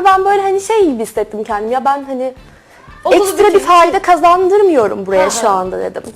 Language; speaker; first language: Turkish; native; Turkish